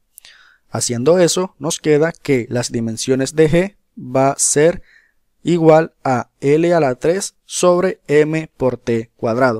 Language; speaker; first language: Spanish; native; Spanish